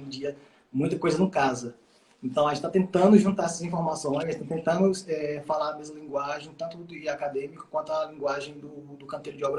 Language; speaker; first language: Portuguese; native; Portuguese